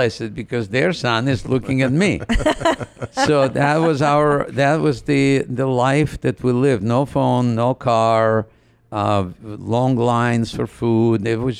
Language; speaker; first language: English; non-native, fluent; Ukrainian